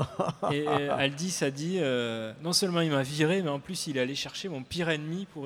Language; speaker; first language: French; native; French